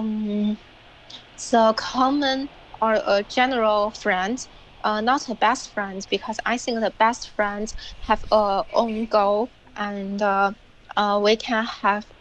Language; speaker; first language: English; non-native, learner; Chinese